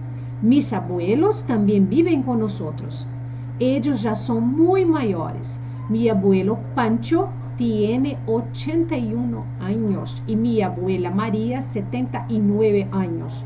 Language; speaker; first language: Spanish; non-native, fluent; Portuguese